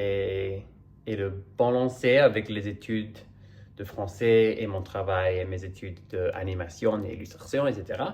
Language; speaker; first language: French; non-native, fluent; English